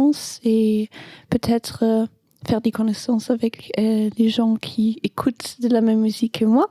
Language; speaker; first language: French; non-native, learner; German